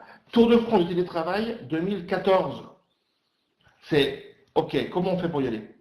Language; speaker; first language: French; native; French